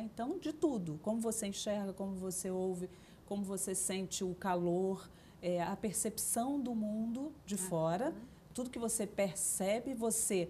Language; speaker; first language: Portuguese; native; Portuguese